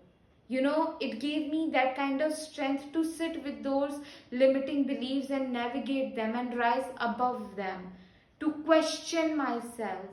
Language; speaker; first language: English; non-native, local second language; Hindi